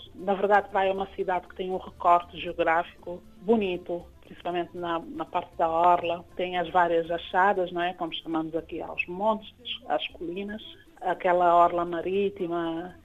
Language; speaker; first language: Portuguese; non-native, local second language; Kabuverdianu